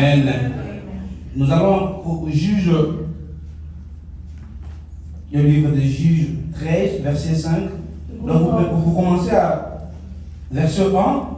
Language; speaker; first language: French; non-native, local second language; Lingala